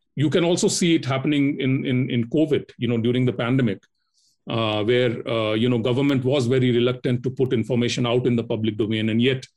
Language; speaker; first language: English; non-native, local second language; Hindi